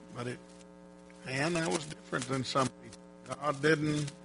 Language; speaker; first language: English; native; English